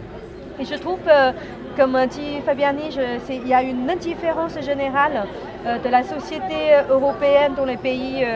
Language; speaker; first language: French; non-native, fluent; Chinese